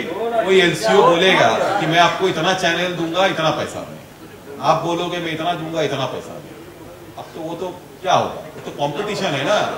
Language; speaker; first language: Hindi; non-native, local second language; Bangla